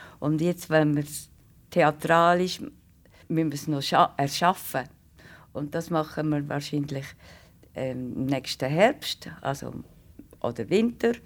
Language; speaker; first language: German; native; German